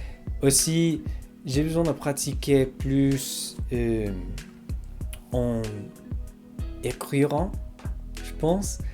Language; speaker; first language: French; non-native, learner; English